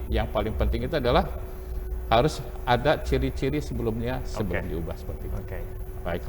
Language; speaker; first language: Indonesian; native; Indonesian